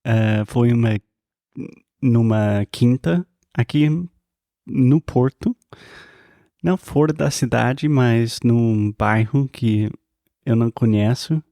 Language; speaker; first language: Portuguese; non-native, fluent; English